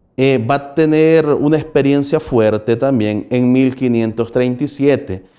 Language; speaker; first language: Spanish; native; Spanish